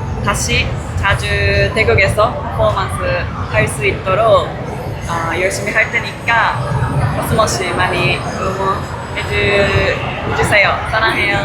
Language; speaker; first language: Korean; non-native, learner; Japanese